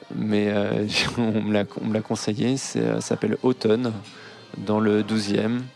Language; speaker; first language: French; native; French